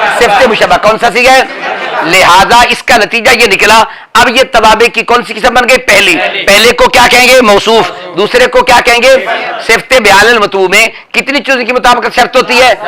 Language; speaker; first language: Urdu; non-native, local second language; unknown